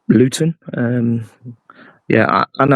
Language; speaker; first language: Arabic; non-native, learner; English